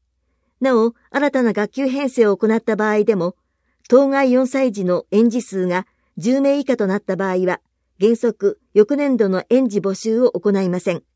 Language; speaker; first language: Japanese; native; Japanese